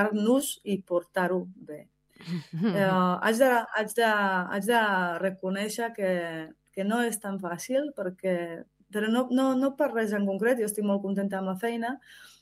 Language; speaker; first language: Catalan; non-native, fluent; Slovak